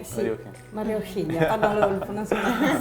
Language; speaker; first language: Spanish; non-native, fluent; French